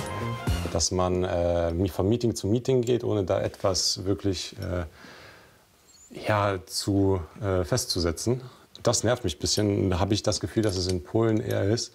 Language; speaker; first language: German; early bilingual, other home language; Polish